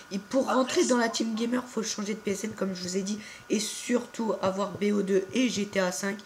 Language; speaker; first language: French; native; French